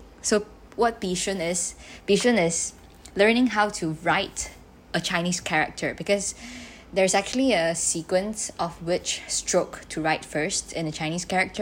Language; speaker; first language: English; non-native, local second language; Chinese